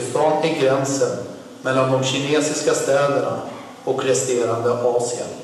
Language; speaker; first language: Swedish; non-native, fluent; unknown